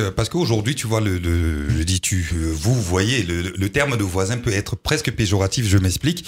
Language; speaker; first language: French; native; French